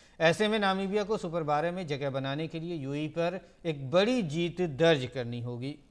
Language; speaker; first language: Urdu; native; Urdu